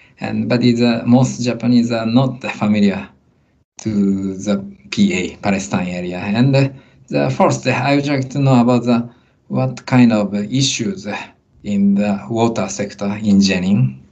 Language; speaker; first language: English; non-native, learner; Japanese